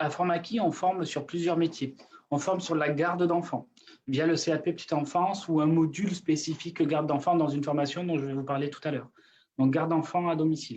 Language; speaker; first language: French; native; French